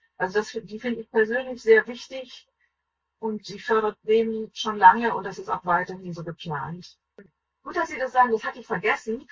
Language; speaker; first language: German; native; German